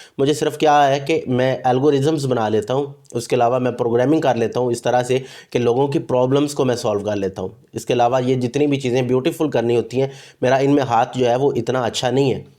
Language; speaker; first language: Urdu; non-native, local second language; Punjabi